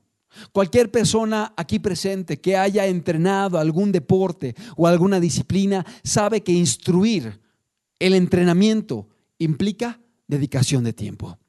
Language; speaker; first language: Spanish; native; Spanish